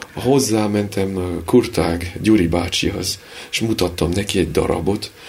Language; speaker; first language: Hungarian; early bilingual, other home language; French